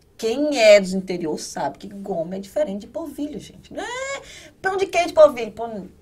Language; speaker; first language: Portuguese; native; Portuguese